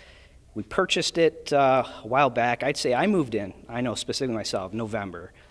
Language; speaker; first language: English; native; English